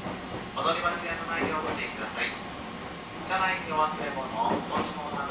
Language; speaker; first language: Japanese; native; Japanese